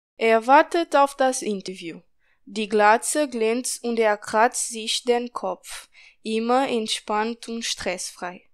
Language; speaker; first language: German; non-native, learner; Portuguese